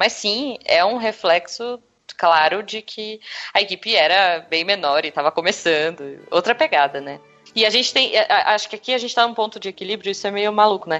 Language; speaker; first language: Portuguese; native; Portuguese